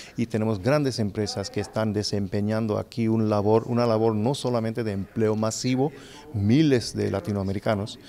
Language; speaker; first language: Spanish; non-native, fluent; Hindi